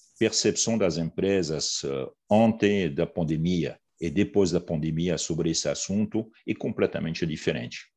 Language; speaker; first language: Portuguese; non-native, fluent; French